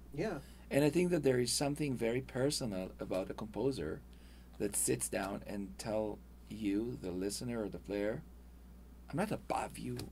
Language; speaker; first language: English; non-native, fluent; Hebrew